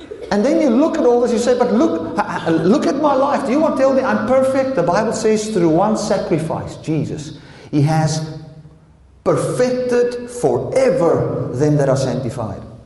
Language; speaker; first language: English; non-native, local second language; Afrikaans